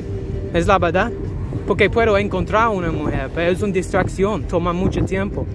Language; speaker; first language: Spanish; non-native, learner; English